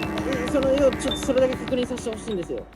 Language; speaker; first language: Japanese; native; Japanese